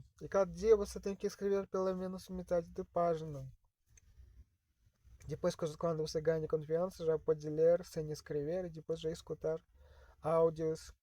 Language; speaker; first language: Portuguese; non-native, fluent; Russian